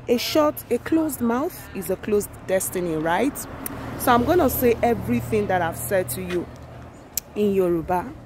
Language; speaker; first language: English; non-native, local second language; Yoruba